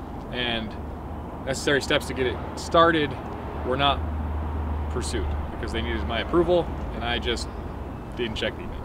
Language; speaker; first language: English; native; English